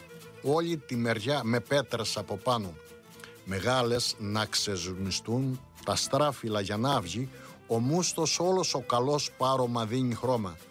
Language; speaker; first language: Greek; native; Greek